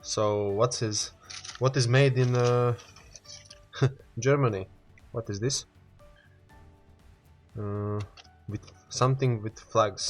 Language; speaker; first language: English; non-native, learner; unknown